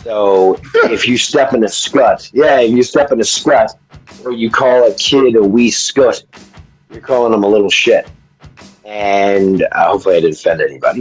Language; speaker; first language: English; native; English